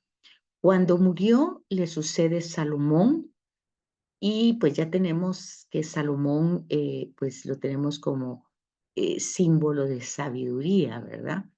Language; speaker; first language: Spanish; native; Spanish